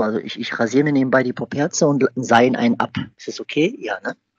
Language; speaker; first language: German; native; German